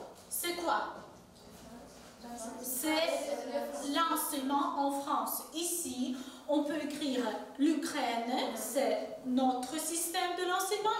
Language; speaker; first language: French; non-native, fluent; Ukrainian